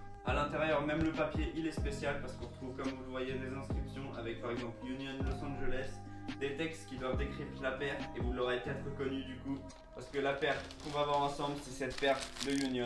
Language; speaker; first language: French; native; French